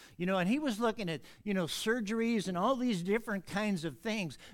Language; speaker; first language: English; native; English